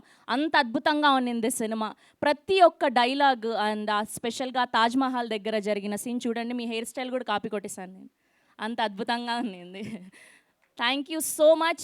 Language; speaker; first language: Telugu; native; Telugu